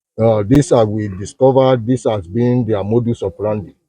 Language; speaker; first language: English; non-native, local second language; Yoruba